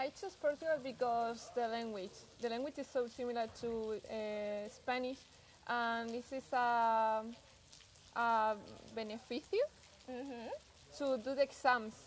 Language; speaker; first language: English; non-native, learner; Spanish